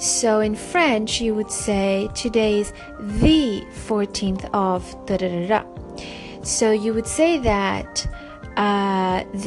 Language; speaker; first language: English; non-native, fluent; French